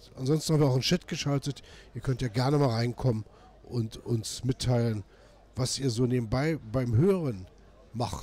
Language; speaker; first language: German; native; German